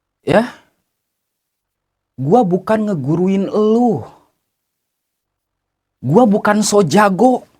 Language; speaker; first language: Indonesian; native; Indonesian